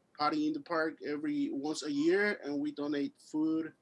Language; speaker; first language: English; early bilingual, other home language; Spanish